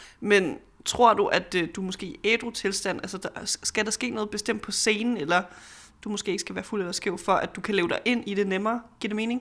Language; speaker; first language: Danish; native; Danish